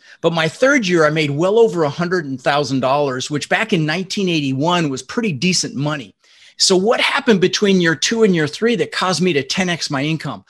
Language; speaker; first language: English; early bilingual, other home language; Dutch